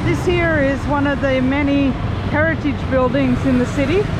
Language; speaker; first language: English; native; English